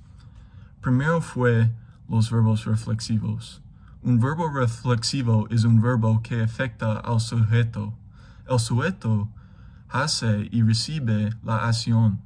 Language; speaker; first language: Spanish; non-native, learner; English